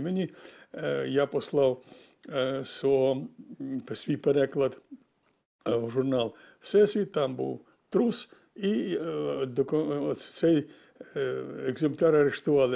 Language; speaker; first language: Ukrainian; native; Ukrainian